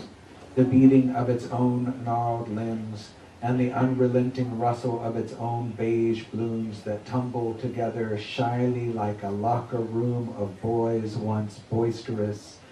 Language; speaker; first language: English; native; English